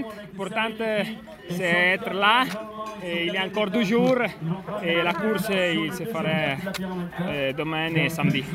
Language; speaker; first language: French; non-native, learner; Italian